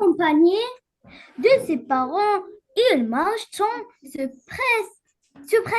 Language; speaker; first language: French; non-native, learner; Arabic